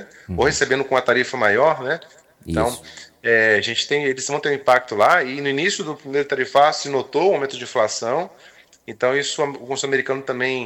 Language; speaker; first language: Portuguese; native; Portuguese